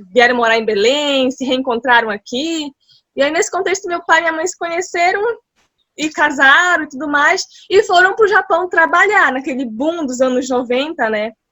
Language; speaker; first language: Portuguese; early bilingual, heritage; Portuguese